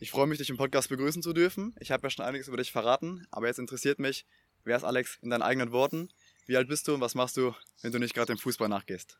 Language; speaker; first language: German; native; German